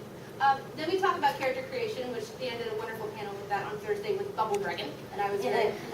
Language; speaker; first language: English; native; English